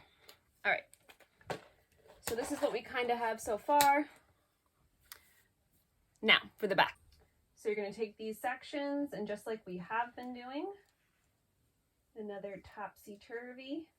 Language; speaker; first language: English; native; English